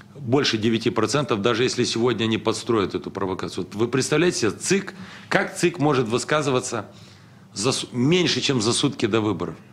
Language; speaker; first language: Russian; non-native, local second language; Romanian